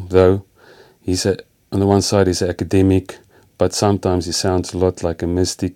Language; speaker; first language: English; non-native, local second language; Afrikaans